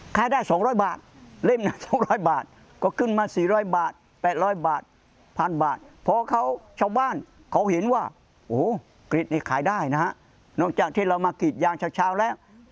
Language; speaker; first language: Thai; non-native, local second language; Pattani Malay